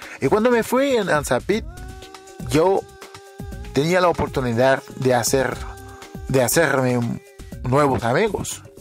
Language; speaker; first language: Spanish; non-native, fluent; Haitian Creole